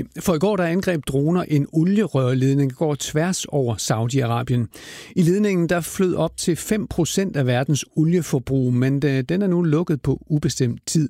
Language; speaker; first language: Danish; native; Danish